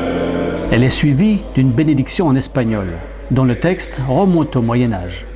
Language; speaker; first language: French; native; French